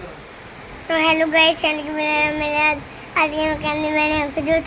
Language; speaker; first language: Hindi; non-native, local second language; Bangla